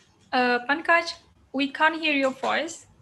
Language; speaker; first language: English; non-native, fluent; Indonesian